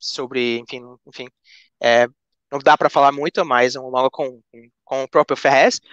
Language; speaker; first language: Portuguese; non-native, fluent; English